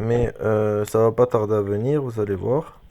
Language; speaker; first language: French; native; French